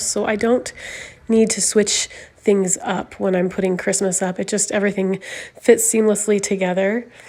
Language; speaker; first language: English; native; English